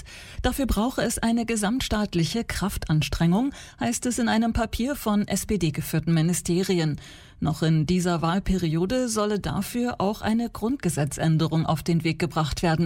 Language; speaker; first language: German; native; German